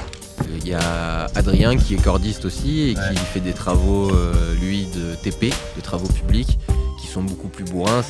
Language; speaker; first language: French; native; French